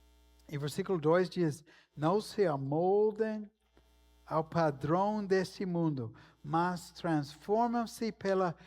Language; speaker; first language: Portuguese; non-native, fluent; English